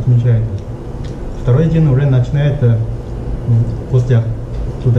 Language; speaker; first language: Russian; non-native, learner; Chinese